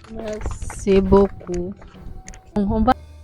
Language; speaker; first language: French; non-native, learner; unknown